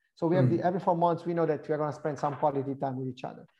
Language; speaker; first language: English; non-native, fluent; Italian